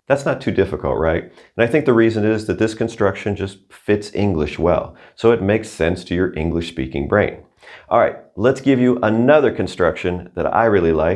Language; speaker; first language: English; native; English